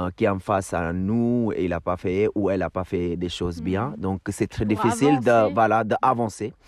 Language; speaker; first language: French; non-native, fluent; Hindi